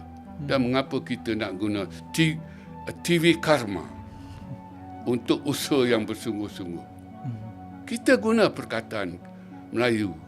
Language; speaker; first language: Malay; native; Malay